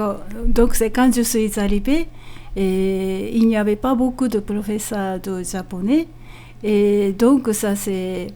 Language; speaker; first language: French; non-native, fluent; Japanese